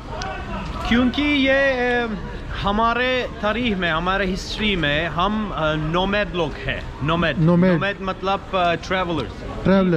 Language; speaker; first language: Hindi; non-native, learner; Turkish